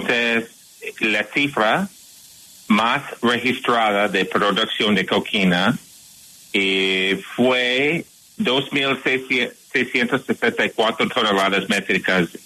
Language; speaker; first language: Spanish; non-native, fluent; English